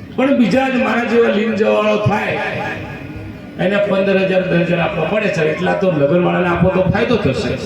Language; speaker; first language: Gujarati; non-native, local second language; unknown